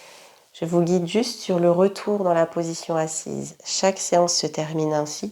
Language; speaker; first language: French; native; French